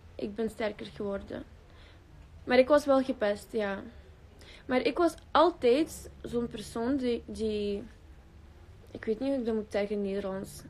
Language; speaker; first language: Dutch; early bilingual, other home language; Russian